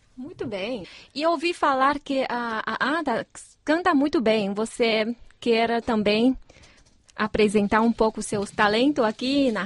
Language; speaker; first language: Portuguese; non-native, fluent; Chinese